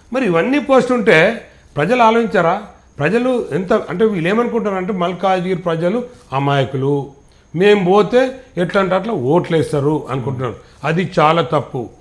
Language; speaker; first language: Telugu; native; Telugu